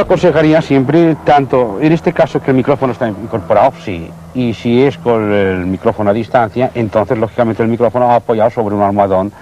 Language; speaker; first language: Spanish; native; Spanish